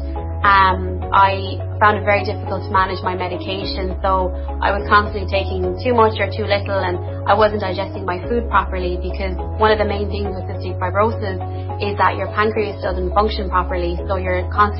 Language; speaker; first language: English; native; English